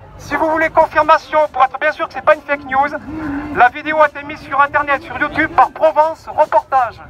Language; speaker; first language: French; native; French